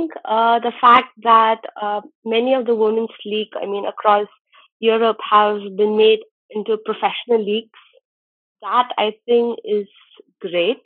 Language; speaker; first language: English; non-native, local second language; Khasi